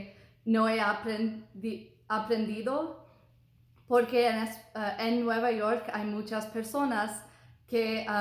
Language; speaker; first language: Spanish; non-native, learner; English